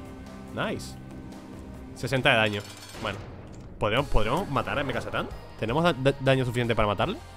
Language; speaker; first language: Spanish; native; Spanish